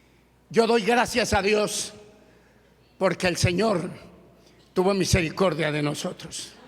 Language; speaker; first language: Spanish; native; Spanish